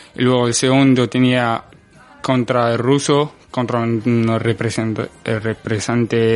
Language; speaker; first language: Spanish; non-native, fluent; Arabic